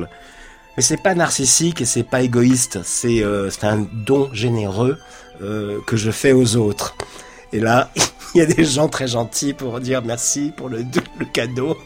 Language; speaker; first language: French; native; French